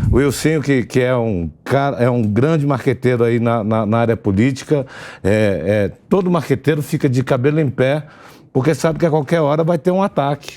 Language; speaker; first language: Portuguese; native; Portuguese